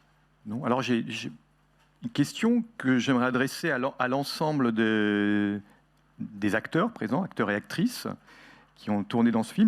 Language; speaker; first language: French; native; French